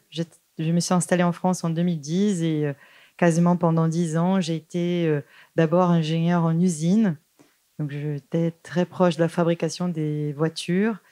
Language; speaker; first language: French; non-native, fluent; Portuguese